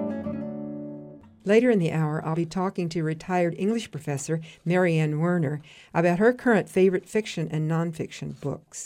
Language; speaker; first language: English; native; English